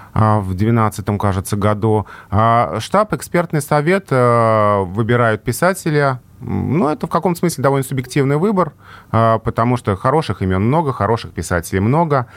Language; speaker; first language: Russian; native; Russian